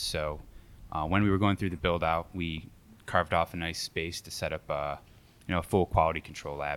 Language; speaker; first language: English; native; English